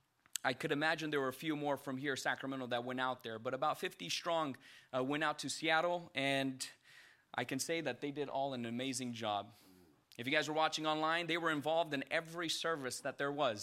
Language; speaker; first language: English; early bilingual, other home language; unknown